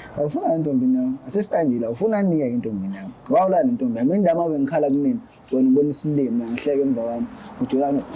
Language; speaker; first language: Zulu; native; Zulu